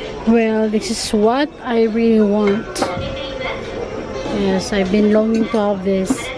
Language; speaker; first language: English; non-native, local second language; Filipino